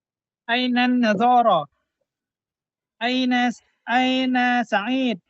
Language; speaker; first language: Arabic; non-native, learner; Indonesian